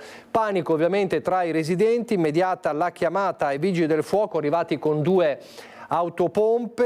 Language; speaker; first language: Italian; native; Italian